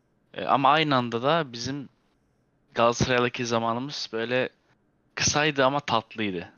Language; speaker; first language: Turkish; early bilingual, heritage; Turkish